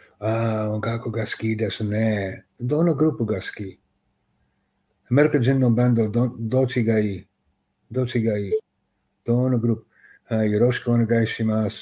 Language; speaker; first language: Japanese; non-native, learner; English